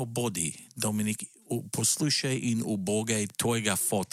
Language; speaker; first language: Slovenian; native; Slovenian